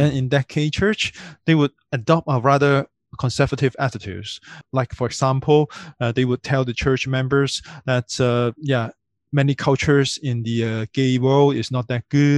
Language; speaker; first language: English; non-native, local second language; Cantonese